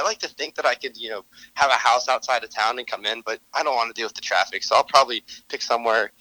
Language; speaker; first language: English; native; English